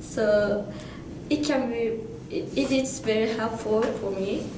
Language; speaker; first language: English; non-native, learner; Japanese